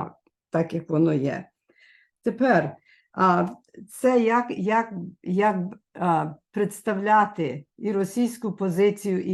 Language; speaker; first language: Ukrainian; early bilingual, heritage; Ukrainian